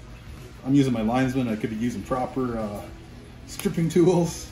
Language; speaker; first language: English; native; English